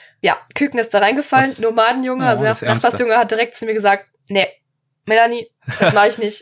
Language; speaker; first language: German; native; German